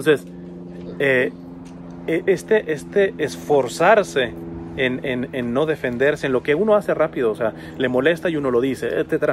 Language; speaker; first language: Spanish; native; Spanish